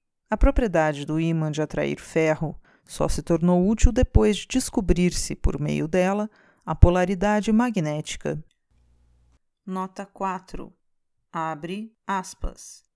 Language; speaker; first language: Portuguese; native; Portuguese